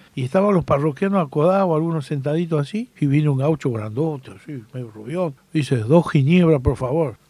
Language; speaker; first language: Spanish; native; Spanish